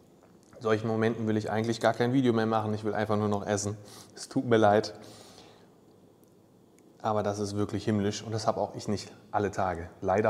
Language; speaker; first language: German; native; German